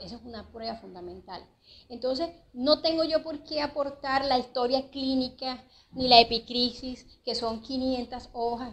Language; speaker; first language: Spanish; native; Spanish